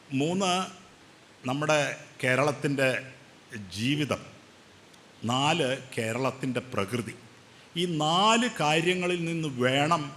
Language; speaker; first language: Malayalam; native; Malayalam